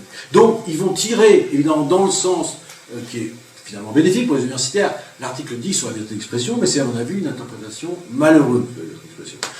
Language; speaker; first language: French; native; French